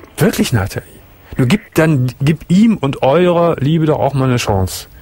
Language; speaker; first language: German; native; German